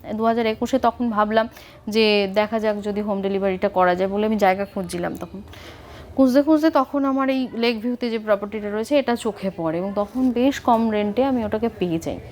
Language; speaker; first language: Bangla; native; Bangla